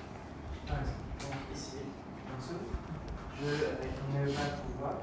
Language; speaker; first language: French; non-native, fluent; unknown